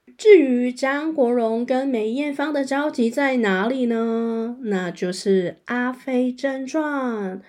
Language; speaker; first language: Chinese; non-native, local second language; Cantonese